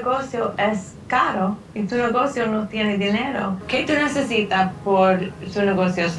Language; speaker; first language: Spanish; non-native, learner; English